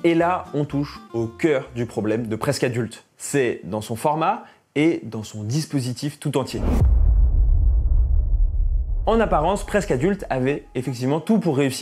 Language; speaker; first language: French; native; French